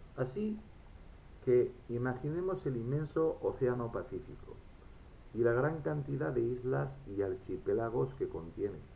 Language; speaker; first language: Spanish; native; Spanish